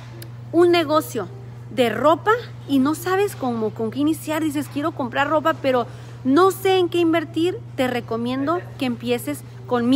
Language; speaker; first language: Spanish; native; Spanish